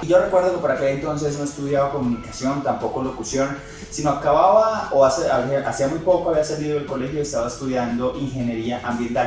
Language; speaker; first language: Spanish; native; Spanish